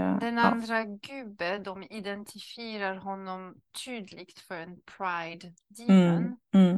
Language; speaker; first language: Swedish; non-native, learner; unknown